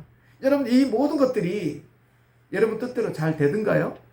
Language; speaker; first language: Korean; native; Korean